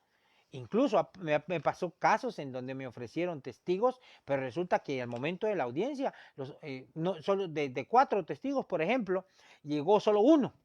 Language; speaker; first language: Spanish; native; Spanish